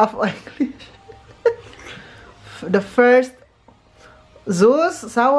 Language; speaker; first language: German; non-native, learner; Filipino